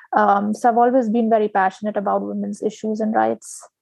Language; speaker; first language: English; non-native, local second language; Hindi